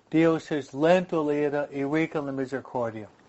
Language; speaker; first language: Spanish; non-native, fluent; English